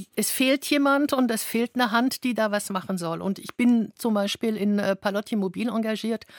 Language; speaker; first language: German; non-native, fluent; French